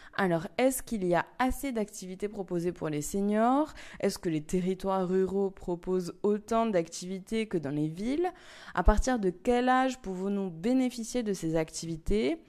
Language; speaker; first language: French; native; French